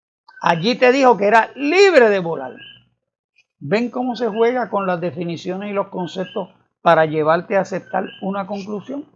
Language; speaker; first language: Spanish; native; Spanish